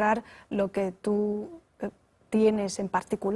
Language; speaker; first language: Spanish; non-native, fluent; Chinese